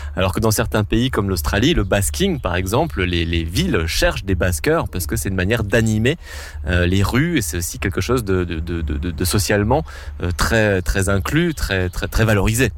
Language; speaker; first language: French; native; French